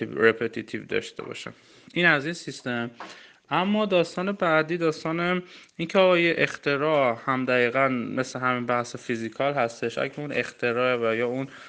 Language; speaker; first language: Persian; non-native, local second language; Armenian